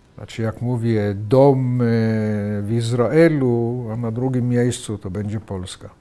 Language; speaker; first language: Polish; native; Polish